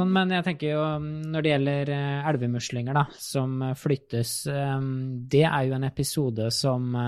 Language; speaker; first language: Norwegian; native; Norwegian